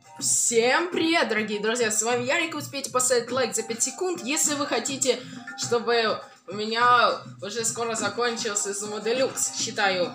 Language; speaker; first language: Russian; native; Russian